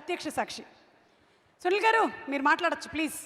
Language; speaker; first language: Telugu; native; Telugu